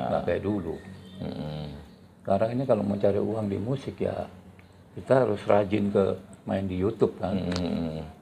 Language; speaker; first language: Indonesian; native; Indonesian